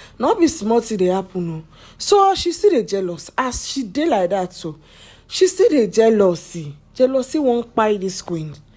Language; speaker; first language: Nigerian Pidgin; non-native, local second language; Yoruba